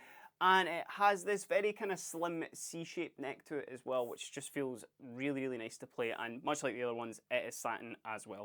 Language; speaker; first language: English; native; English